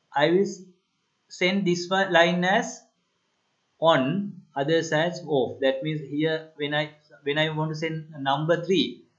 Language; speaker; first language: English; non-native, local second language; Sinhala